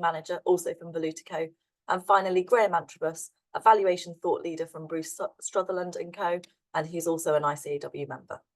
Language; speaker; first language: English; native; English